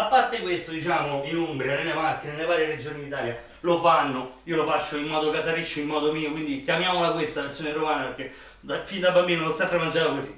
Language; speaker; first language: Italian; native; Italian